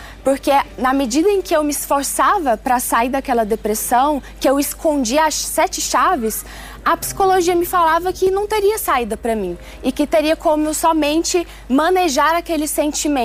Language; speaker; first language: Portuguese; early bilingual, other home language; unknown